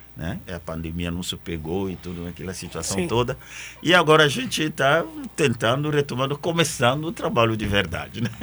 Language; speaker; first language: Portuguese; non-native, fluent; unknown